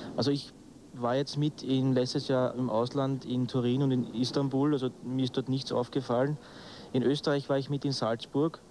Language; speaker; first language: German; native; German